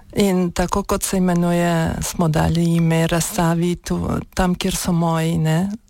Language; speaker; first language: Slovenian; early bilingual, heritage; Slovenian